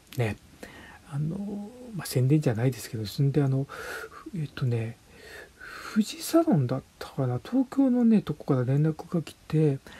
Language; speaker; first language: Japanese; native; Japanese